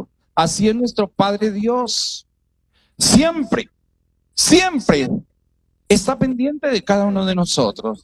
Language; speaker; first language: Spanish; native; Spanish